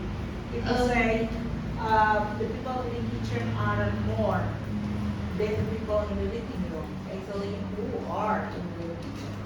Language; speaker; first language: English; non-native, fluent; Indonesian